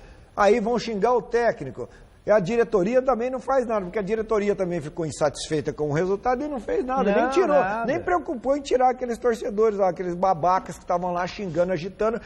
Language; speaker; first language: Portuguese; native; Portuguese